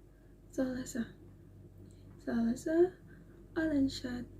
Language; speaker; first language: Arabic; non-native, learner; Indonesian